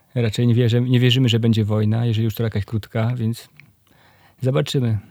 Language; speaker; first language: Polish; native; Polish